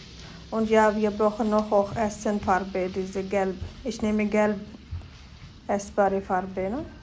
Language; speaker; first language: German; non-native, learner; Hindi